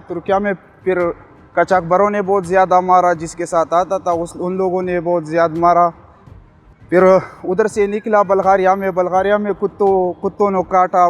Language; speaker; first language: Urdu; non-native, local second language; Pashto